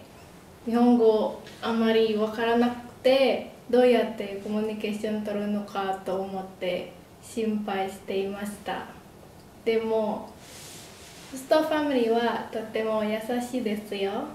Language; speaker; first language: Japanese; non-native, learner; Indonesian